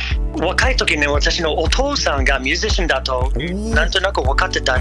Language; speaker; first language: Japanese; non-native, learner; English